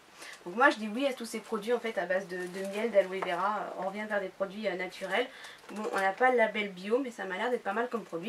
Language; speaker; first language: French; native; French